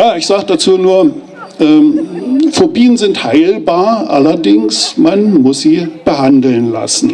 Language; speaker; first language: German; native; German